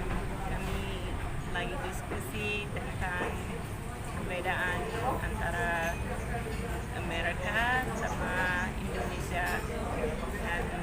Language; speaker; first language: Indonesian; non-native, fluent; English